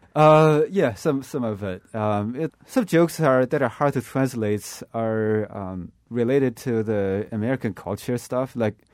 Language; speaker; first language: English; non-native, fluent; Chinese